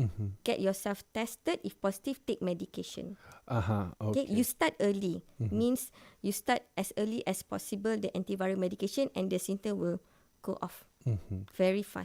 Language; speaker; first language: English; non-native, local second language; Malay